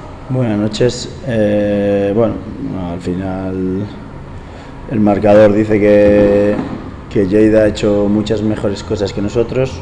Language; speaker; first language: Spanish; native; Spanish